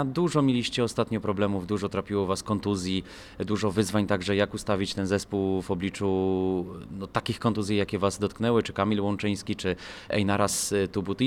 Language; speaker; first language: Polish; native; Polish